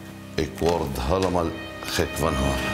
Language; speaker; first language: Dutch; non-native, learner; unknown